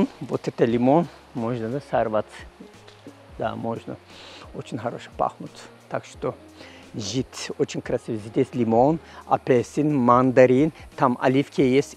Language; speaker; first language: Russian; non-native, learner; Turkish